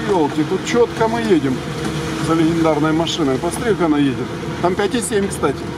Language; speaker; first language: Russian; native; Russian